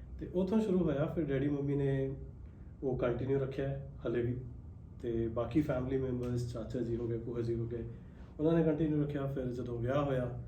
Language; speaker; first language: Punjabi; early bilingual, heritage; Punjabi